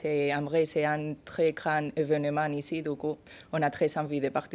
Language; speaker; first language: French; non-native, learner; Spanish